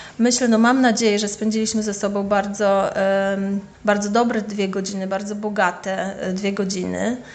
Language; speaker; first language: Polish; native; Polish